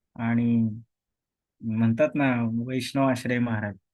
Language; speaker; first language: Hindi; non-native, local second language; Marathi